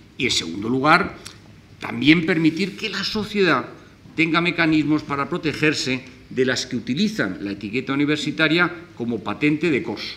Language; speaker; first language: Spanish; native; Spanish